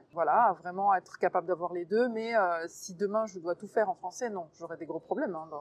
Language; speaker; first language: French; native; French